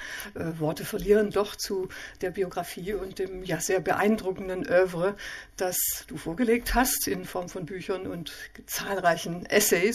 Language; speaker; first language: German; native; German